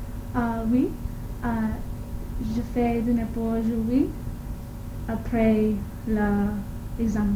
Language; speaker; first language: French; non-native, learner; English